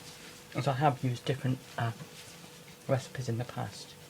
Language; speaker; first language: English; native; English